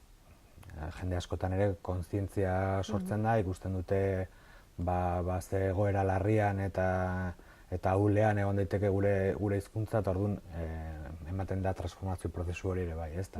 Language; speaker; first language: Basque; non-native, local second language; Spanish